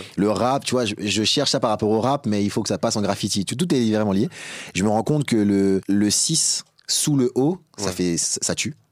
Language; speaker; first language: French; native; French